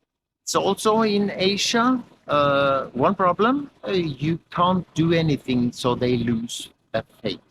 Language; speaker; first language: English; non-native, fluent; Norwegian